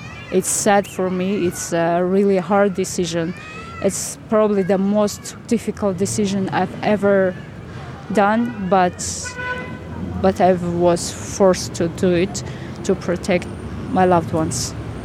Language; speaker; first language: English; non-native, fluent; Armenian